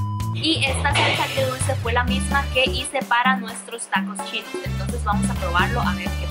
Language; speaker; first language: Spanish; native; Spanish